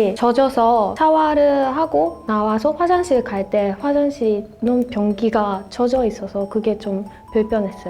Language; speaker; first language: Korean; non-native, learner; Japanese